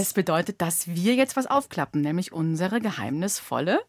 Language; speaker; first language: German; native; German